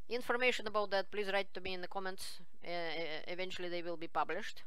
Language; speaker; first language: English; non-native, fluent; Russian